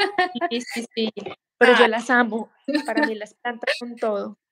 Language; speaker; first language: Spanish; native; Spanish